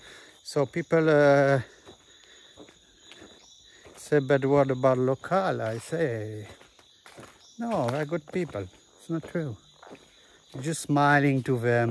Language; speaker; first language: English; non-native, learner; French